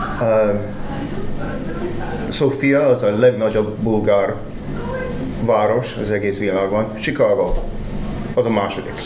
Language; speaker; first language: Hungarian; non-native, learner; English